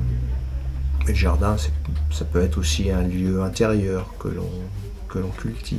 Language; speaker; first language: French; native; French